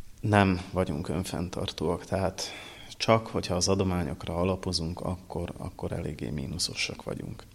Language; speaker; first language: Hungarian; native; Hungarian